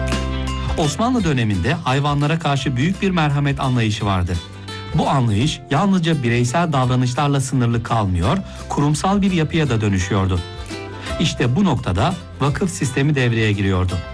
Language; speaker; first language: Turkish; native; Turkish